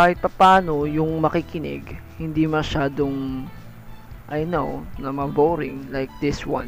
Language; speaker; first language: English; non-native, local second language; Filipino